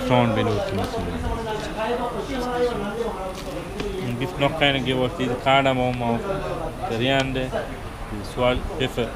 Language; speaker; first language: German; non-native, learner; Sinhala